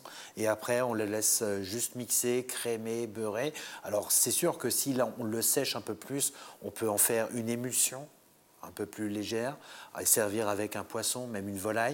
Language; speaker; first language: French; native; French